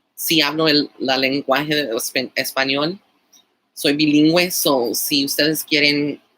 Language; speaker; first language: Spanish; early bilingual, heritage; Spanish